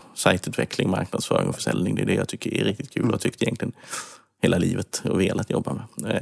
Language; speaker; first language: Swedish; native; Swedish